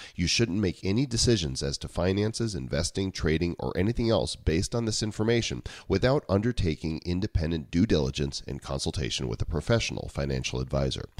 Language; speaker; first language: English; native; English